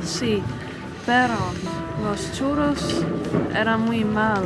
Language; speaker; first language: Spanish; non-native, fluent; Dutch